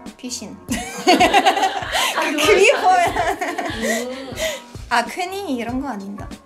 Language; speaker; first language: Korean; non-native, learner; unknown